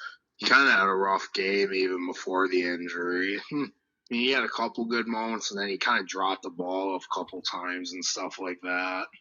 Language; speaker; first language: English; native; English